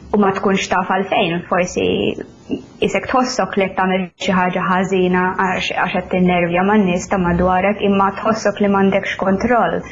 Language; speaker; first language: Maltese; non-native, fluent; Finnish